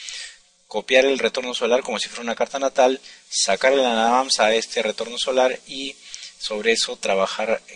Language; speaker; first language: Spanish; native; Spanish